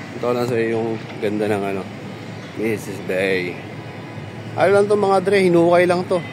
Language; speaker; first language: Filipino; native; Filipino